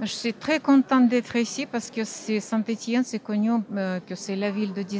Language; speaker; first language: French; non-native, fluent; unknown